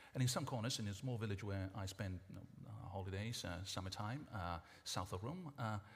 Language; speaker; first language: English; non-native, fluent; Italian